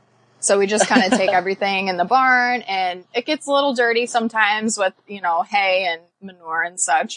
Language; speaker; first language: English; native; English